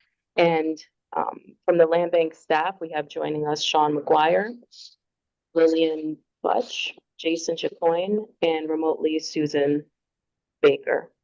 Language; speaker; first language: English; native; English